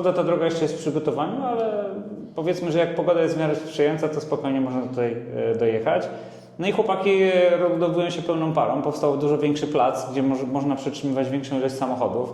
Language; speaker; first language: Polish; native; Polish